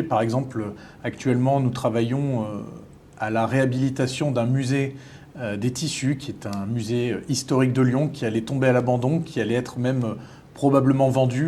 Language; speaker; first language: French; native; French